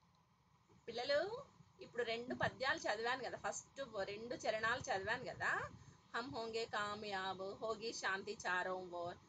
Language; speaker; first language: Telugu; native; Telugu